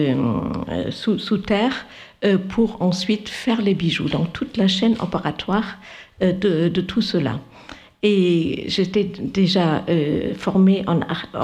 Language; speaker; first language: French; non-native, fluent; German